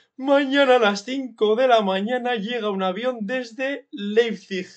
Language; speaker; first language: Spanish; native; Spanish